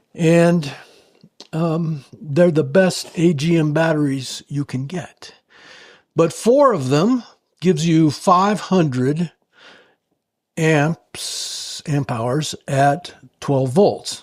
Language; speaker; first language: English; native; English